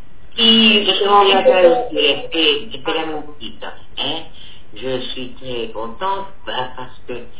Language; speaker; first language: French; non-native, fluent; Spanish